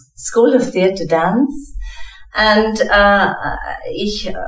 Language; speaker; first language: German; non-native, fluent; English